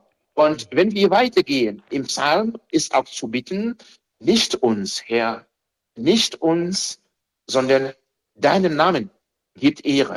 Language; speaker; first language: German; non-native, fluent; Haitian Creole